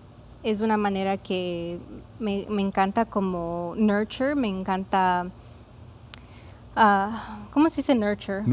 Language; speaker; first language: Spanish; early bilingual, heritage; Spanish